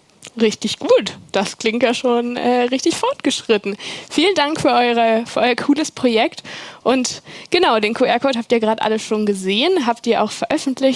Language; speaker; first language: German; native; German